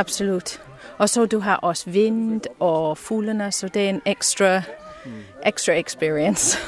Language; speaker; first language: Danish; non-native, learner; English